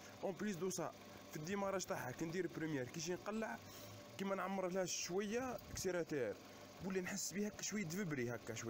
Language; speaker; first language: Arabic; native; Arabic